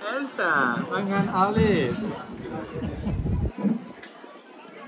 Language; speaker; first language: Indonesian; non-native, learner; Catalan